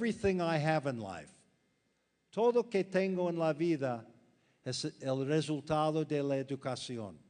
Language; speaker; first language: Spanish; non-native, fluent; English